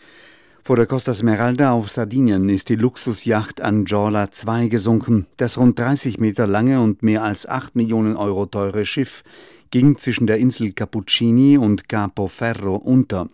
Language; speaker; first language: German; native; German